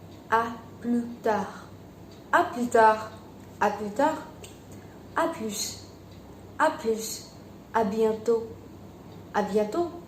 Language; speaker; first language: French; non-native, fluent; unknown